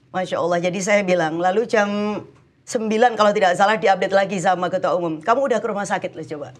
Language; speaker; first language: Indonesian; native; Indonesian